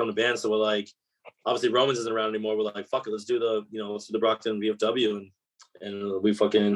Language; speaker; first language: English; native; English